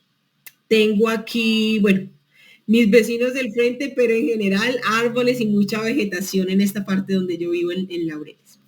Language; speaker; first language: Spanish; native; Spanish